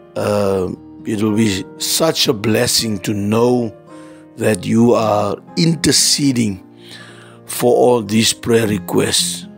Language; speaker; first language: English; non-native, local second language; Afrikaans